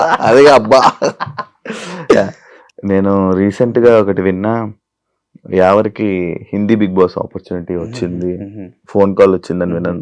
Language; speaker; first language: Telugu; native; Telugu